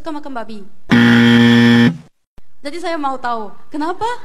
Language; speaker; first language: Indonesian; non-native, fluent; Korean